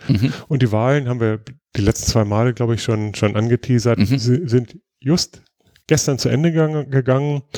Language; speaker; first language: German; native; German